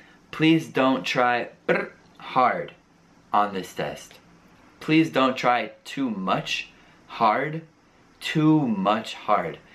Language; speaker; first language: English; native; English